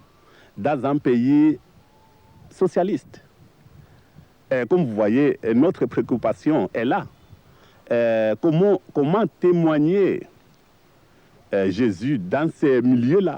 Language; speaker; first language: French; non-native, fluent; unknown